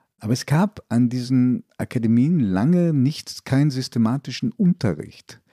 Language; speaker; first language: German; early bilingual, other home language; Italian